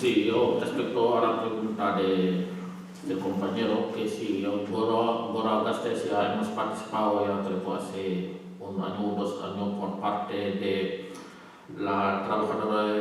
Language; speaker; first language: Spanish; non-native, learner; Wolof